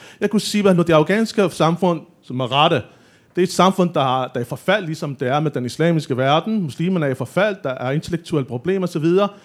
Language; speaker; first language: Danish; non-native, fluent; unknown